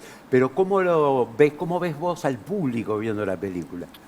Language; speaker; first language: Spanish; native; Spanish